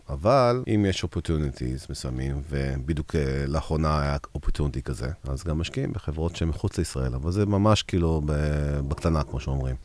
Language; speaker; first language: Hebrew; early bilingual, heritage; Hebrew